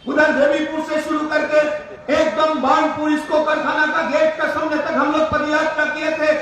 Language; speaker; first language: Hindi; non-native, local second language; Bangla